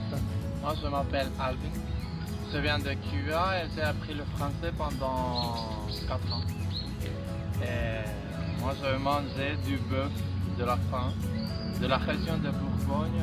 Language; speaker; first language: French; non-native, fluent; Spanish